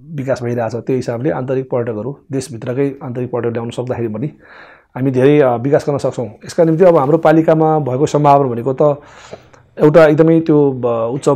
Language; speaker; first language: Nepali; non-native, local second language; Gurung